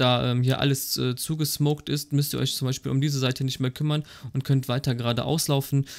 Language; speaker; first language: German; native; German